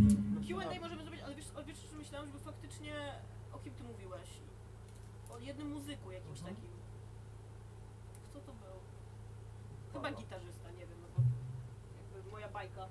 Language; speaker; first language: Polish; native; Polish